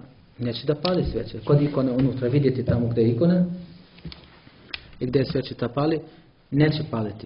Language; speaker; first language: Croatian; non-native, learner; Arabic